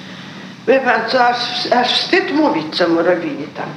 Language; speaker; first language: Polish; early bilingual, heritage; Polish